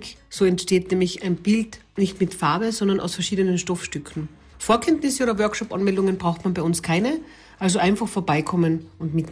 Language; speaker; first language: German; native; German